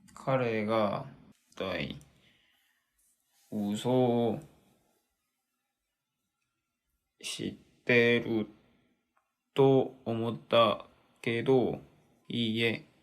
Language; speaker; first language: Japanese; non-native, learner; Korean